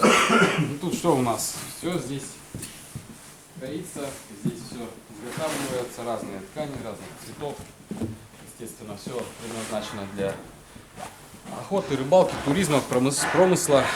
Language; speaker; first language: Russian; native; Russian